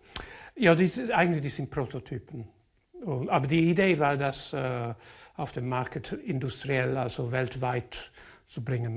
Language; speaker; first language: German; non-native, fluent; English